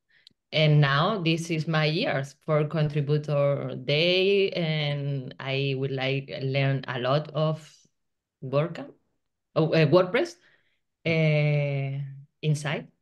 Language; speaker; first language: English; non-native, learner; Spanish